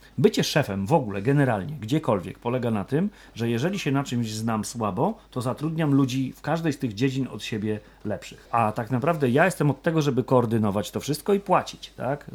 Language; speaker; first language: Polish; native; Polish